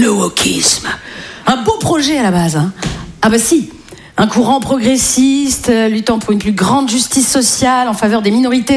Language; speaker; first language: French; native; French